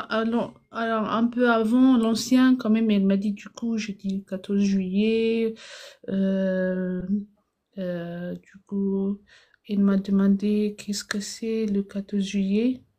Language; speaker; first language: French; non-native, fluent; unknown